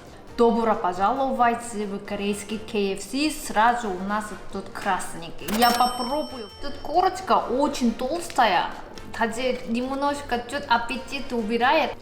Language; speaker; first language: Russian; non-native, learner; Korean